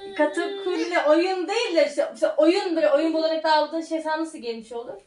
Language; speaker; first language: Turkish; native; Turkish